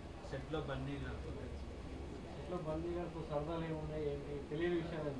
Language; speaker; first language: Telugu; native; Telugu